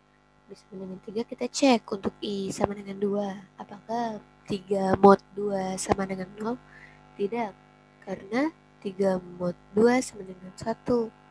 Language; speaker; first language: Indonesian; native; Indonesian